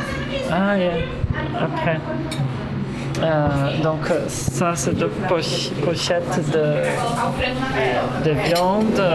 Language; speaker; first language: French; non-native, fluent; Portuguese